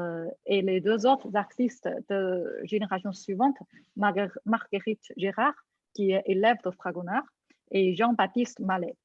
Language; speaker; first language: French; non-native, fluent; Chinese